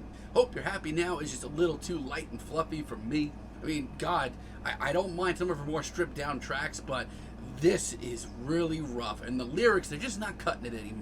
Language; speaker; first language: English; native; English